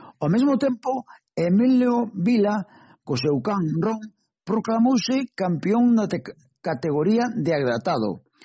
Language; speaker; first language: Galician; native; Galician